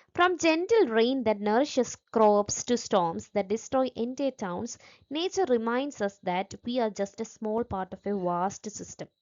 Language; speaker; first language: English; non-native, local second language; Malayalam